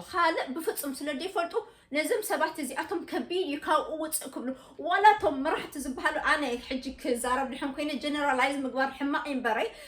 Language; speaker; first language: Tigrinya; native; Tigrinya